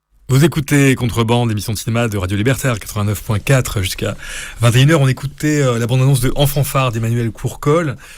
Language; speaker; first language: French; native; French